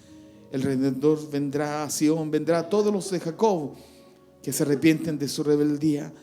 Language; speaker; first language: Spanish; native; Spanish